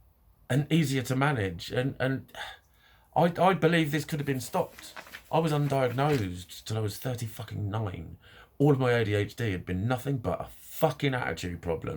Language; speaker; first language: English; native; English